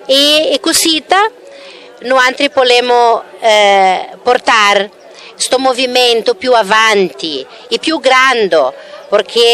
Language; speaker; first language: Italian; early bilingual, heritage; Italian